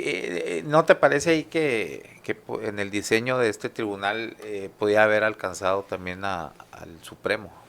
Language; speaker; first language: Spanish; native; Spanish